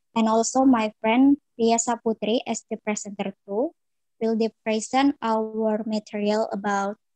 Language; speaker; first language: English; non-native, learner; Indonesian